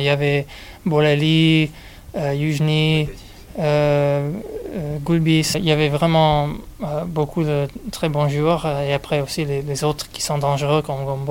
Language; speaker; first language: French; non-native, learner; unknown